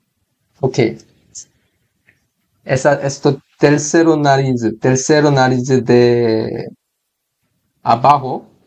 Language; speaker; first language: Spanish; non-native, learner; Korean